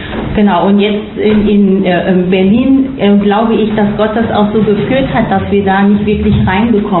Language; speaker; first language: German; non-native, fluent; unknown